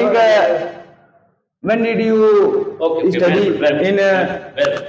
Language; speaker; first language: English; non-native, learner; Hindi